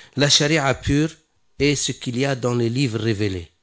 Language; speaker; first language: French; non-native, local second language; Wolof